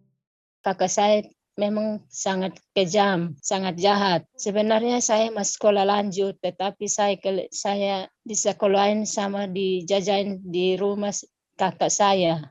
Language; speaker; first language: Indonesian; non-native, local second language; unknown